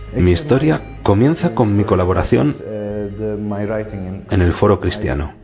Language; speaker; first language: Spanish; non-native, fluent; Turkish